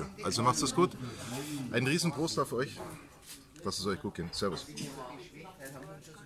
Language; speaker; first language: German; native; German